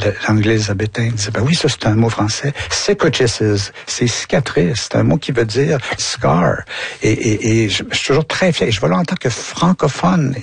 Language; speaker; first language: French; native; French